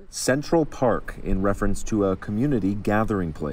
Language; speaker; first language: English; native; English